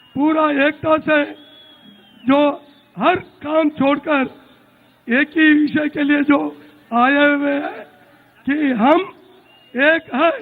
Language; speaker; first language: Hindi; non-native, local second language; Telugu